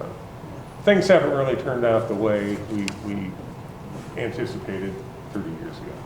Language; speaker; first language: English; native; English